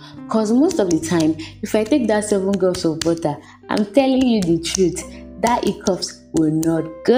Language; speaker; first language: English; non-native, local second language; Yoruba